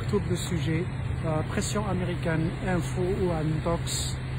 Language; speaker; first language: French; non-native, local second language; Arabic